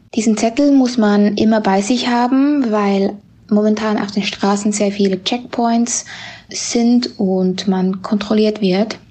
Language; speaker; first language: German; native; German